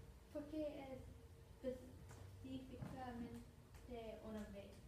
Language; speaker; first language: Spanish; non-native, learner; English